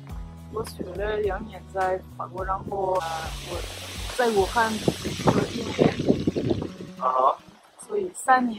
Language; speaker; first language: Chinese; non-native, learner; French